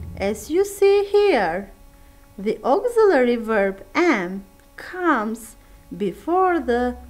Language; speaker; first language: English; non-native, fluent; Turkish